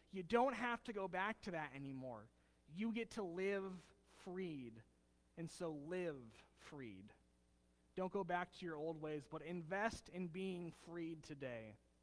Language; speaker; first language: English; native; English